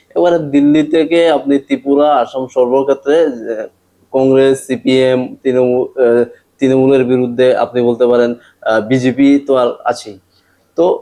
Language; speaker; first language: Bangla; native; Bangla